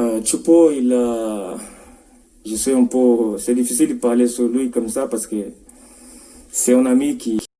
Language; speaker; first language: French; non-native, fluent; Portuguese